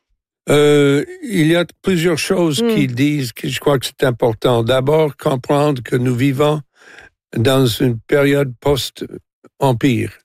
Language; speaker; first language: French; non-native, local second language; English